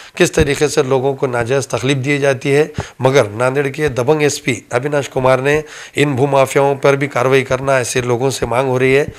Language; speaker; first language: Hindi; non-native, local second language; Urdu